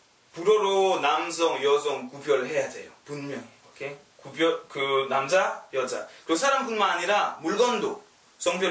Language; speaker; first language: Korean; non-native, learner; French